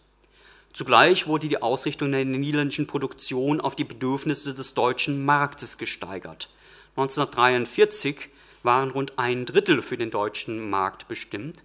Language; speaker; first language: German; native; German